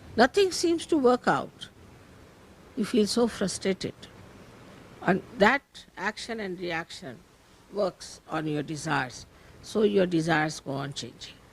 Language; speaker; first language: English; non-native, local second language; Marathi